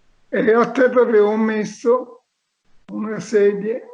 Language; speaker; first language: Italian; native; Italian